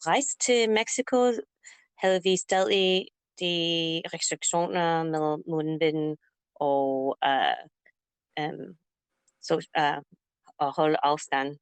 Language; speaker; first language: Danish; non-native, learner; English